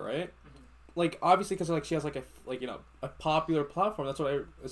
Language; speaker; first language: English; native; English